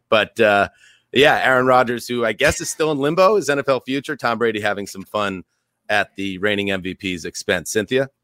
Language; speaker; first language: English; native; English